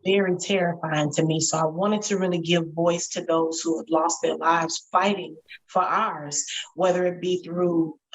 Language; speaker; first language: English; native; English